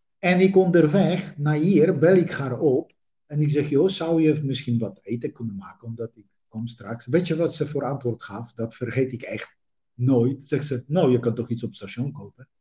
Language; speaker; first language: Dutch; non-native, fluent; Polish